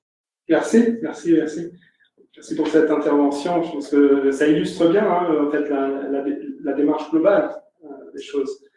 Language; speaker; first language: French; native; French